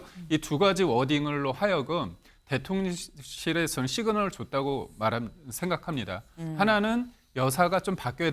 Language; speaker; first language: Korean; native; Korean